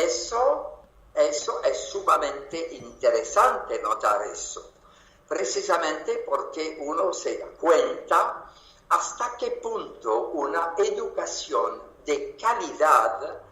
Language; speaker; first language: Spanish; non-native, fluent; French